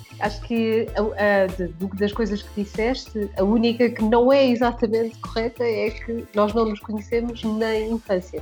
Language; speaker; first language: Portuguese; native; Portuguese